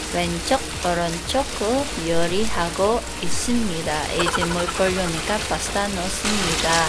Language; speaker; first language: Korean; non-native, learner; Cebuano